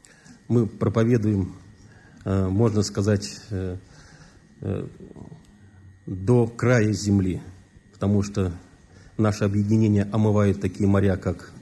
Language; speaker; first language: Russian; native; Russian